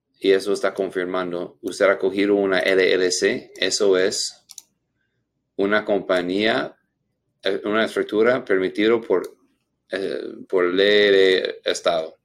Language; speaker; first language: Spanish; non-native, learner; English